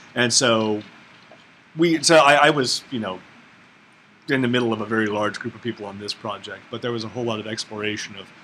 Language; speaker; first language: English; native; English